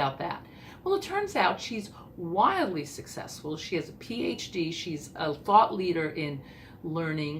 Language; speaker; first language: English; native; English